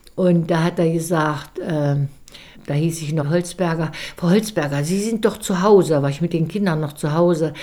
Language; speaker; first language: German; native; German